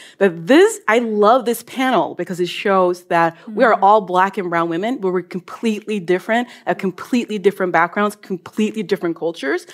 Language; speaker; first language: English; non-native, fluent; Norwegian